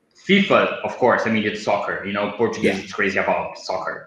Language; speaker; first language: English; non-native, fluent; Portuguese